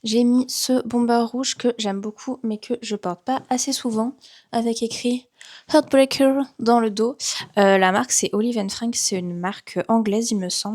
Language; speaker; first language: French; native; French